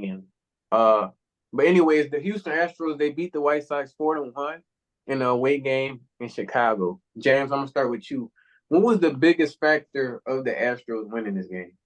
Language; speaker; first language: English; native; English